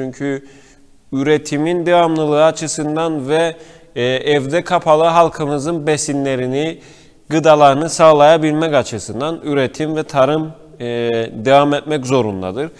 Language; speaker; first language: Turkish; native; Turkish